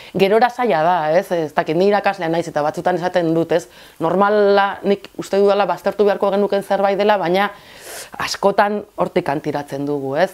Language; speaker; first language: Basque; non-native, local second language; Spanish